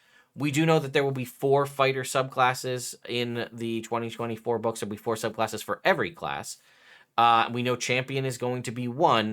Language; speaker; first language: English; native; English